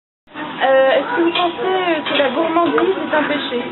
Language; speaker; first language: French; native; French